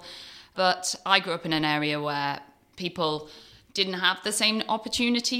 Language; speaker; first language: English; native; English